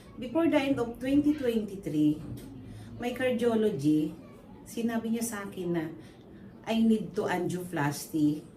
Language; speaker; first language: Filipino; native; Filipino